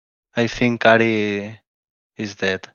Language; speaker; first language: English; non-native, learner; Spanish